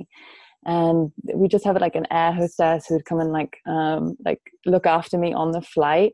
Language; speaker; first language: English; native; English